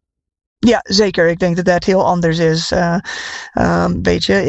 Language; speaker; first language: Dutch; non-native, fluent; English